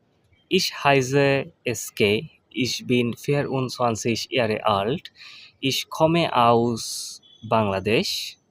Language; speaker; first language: German; non-native, learner; Bangla